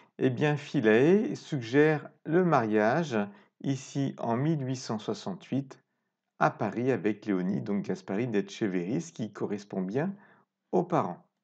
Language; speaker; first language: French; native; French